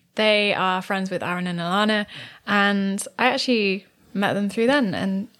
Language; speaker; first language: English; native; English